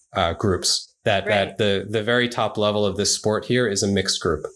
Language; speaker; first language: English; native; English